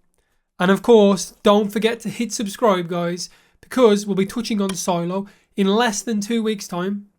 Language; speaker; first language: English; native; English